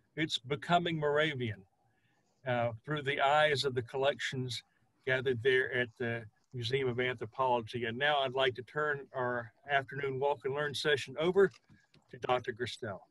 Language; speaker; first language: English; native; English